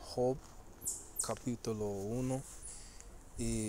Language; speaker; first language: Spanish; early bilingual, heritage; Spanish